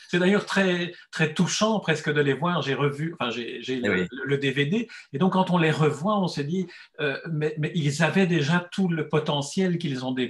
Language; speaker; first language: French; native; French